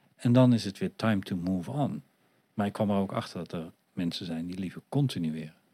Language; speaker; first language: Dutch; native; Dutch